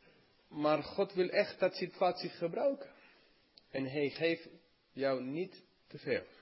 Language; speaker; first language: Dutch; non-native, fluent; English